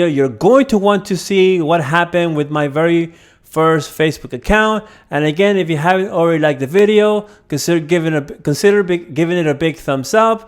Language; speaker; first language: English; native; English